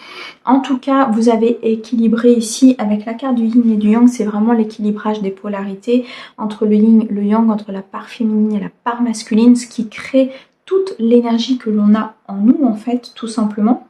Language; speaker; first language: French; native; French